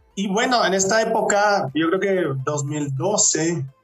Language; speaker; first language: Spanish; non-native, fluent; Dutch